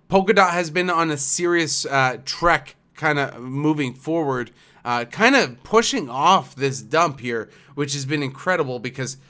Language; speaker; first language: English; native; English